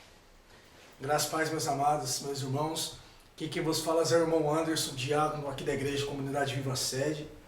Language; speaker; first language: Portuguese; native; Portuguese